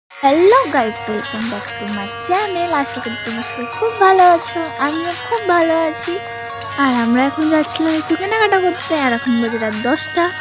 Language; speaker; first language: Bangla; non-native, local second language; Hindi